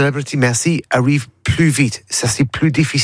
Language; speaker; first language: French; non-native, learner; English